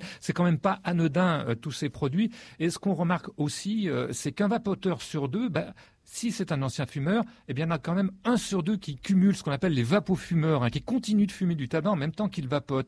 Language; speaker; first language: French; native; French